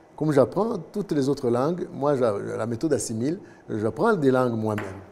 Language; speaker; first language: French; non-native, local second language; Kinyarwanda